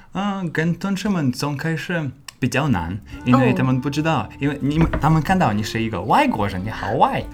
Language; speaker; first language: Chinese; non-native, learner; English